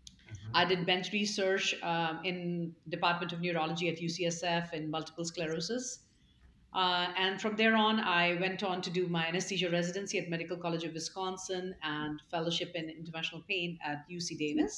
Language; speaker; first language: English; non-native, local second language; Hindi